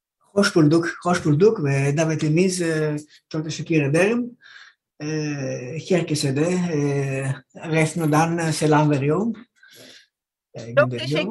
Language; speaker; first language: Turkish; non-native, learner; Greek